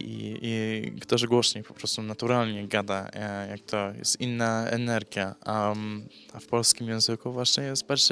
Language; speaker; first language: Polish; early bilingual, heritage; English